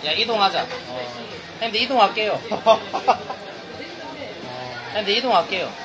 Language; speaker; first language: Korean; native; Korean